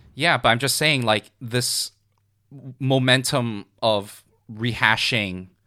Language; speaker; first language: English; non-native, local second language; Cantonese